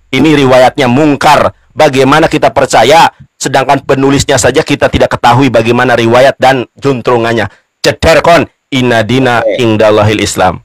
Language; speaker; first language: Indonesian; native; Indonesian